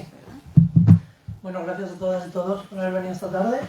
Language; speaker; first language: Spanish; native; Spanish